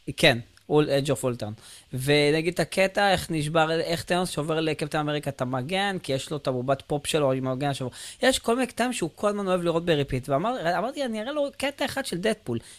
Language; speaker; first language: Hebrew; native; Hebrew